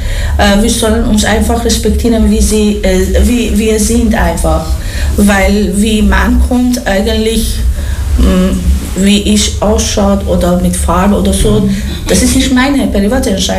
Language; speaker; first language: German; non-native, learner; Persian